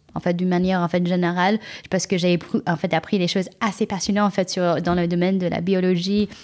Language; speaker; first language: French; non-native, fluent; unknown